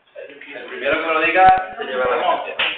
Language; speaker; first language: Spanish; native; Spanish